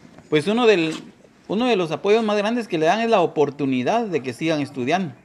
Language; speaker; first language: Spanish; native; Spanish